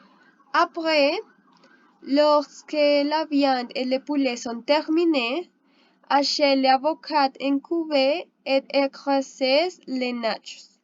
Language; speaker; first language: French; non-native, learner; Spanish